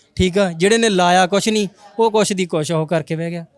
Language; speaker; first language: Punjabi; native; Punjabi